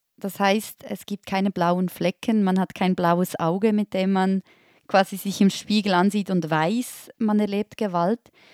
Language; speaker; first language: German; native; German